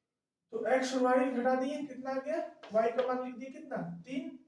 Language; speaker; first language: Hindi; native; Hindi